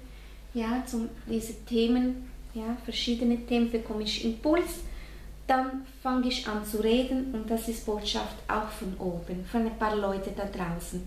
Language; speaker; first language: German; non-native, fluent; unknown